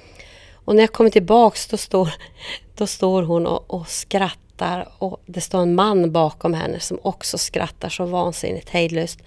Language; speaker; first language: Swedish; native; Swedish